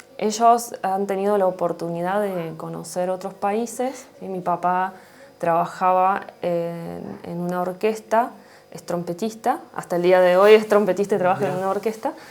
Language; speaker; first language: Spanish; non-native, fluent; Russian